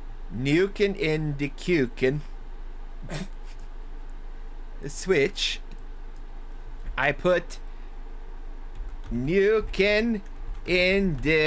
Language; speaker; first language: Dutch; non-native, learner; English